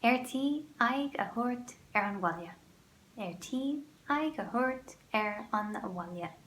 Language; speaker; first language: Irish; non-native, local second language; English